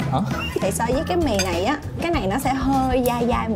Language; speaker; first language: Vietnamese; native; Vietnamese